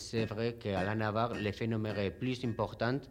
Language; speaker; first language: French; non-native, learner; Spanish